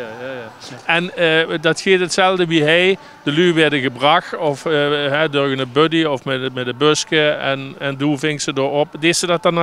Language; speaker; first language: Dutch; native; Dutch